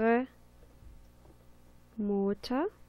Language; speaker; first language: German; non-native, fluent; Portuguese